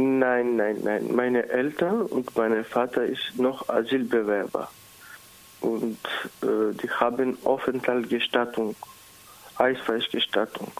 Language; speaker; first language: German; non-native, learner; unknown